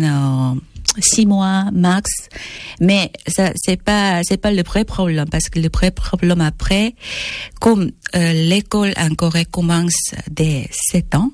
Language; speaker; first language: French; non-native, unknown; Korean